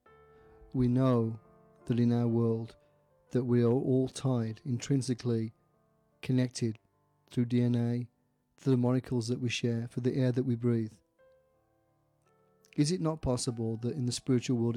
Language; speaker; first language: English; native; English